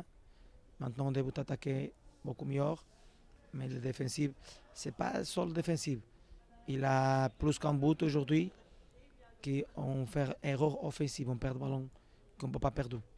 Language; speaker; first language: French; non-native, fluent; Portuguese